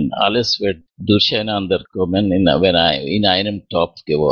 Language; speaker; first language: German; non-native, learner; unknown